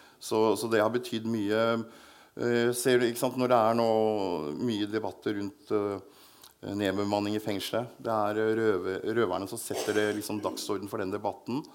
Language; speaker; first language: Norwegian; native; Norwegian